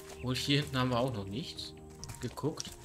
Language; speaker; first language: German; native; German